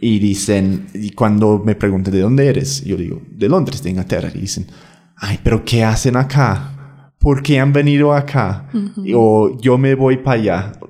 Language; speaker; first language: Spanish; non-native, fluent; English